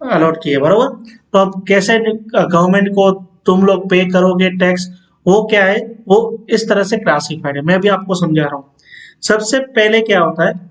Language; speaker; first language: Hindi; non-native, local second language; Gujarati